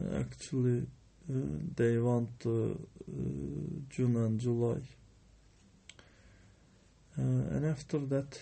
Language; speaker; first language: English; non-native, learner; Turkish